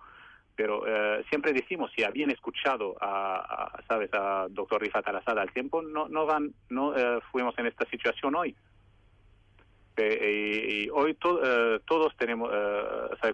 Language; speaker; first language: Spanish; non-native, fluent; Arabic